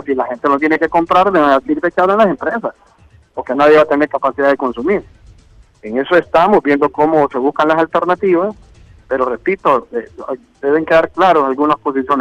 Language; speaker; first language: Spanish; native; Spanish